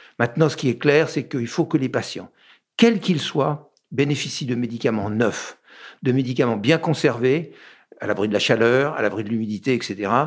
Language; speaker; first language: French; native; French